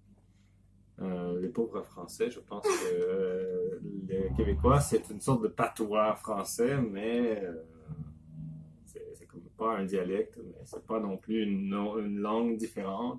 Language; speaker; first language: French; native; French